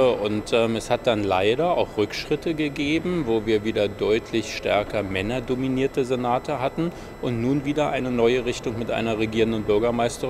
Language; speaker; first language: German; native; German